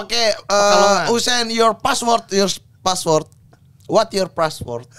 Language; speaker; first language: English; non-native, learner; Indonesian